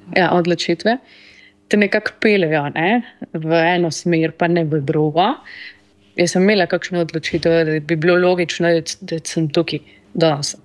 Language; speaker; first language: Slovenian; early bilingual, heritage; Slovenian